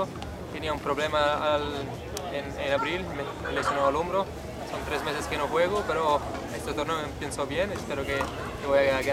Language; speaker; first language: Spanish; non-native, learner; Italian